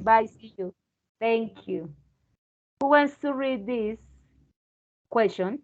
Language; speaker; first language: English; non-native, learner; Spanish